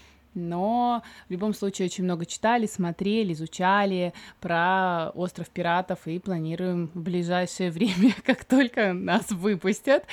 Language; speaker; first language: Russian; native; Russian